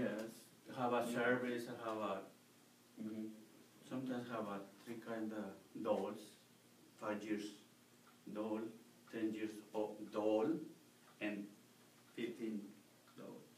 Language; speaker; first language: English; non-native, learner; Spanish